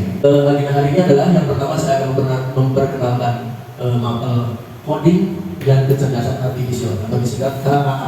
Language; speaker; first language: Indonesian; native; Indonesian